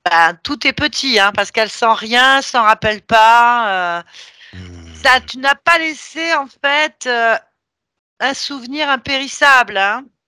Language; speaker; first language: French; native; French